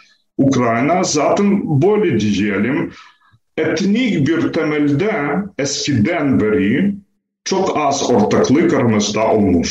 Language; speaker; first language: Turkish; non-native, fluent; Ukrainian